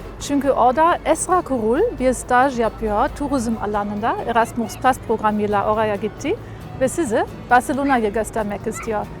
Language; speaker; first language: Turkish; non-native, fluent; German